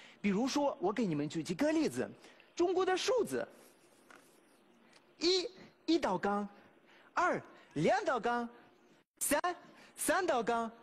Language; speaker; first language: Chinese; non-native, fluent; Russian